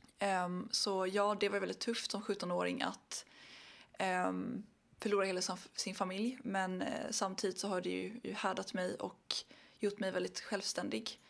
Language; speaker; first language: Swedish; early bilingual, other home language; Arabic